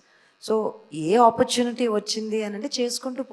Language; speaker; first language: Telugu; native; Telugu